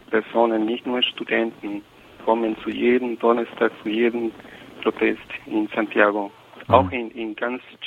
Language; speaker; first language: German; non-native, fluent; Spanish